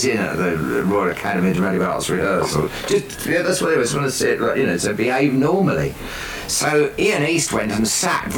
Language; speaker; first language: English; native; English